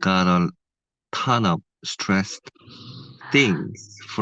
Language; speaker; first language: English; non-native, learner; Korean